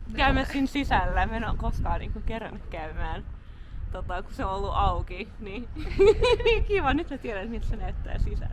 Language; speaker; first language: Finnish; non-native, learner; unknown